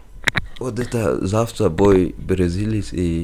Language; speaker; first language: Russian; non-native, learner; Persian